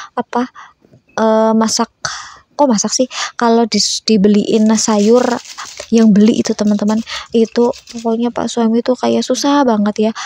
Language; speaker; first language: Indonesian; native; Indonesian